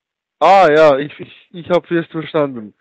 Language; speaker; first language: German; non-native, learner; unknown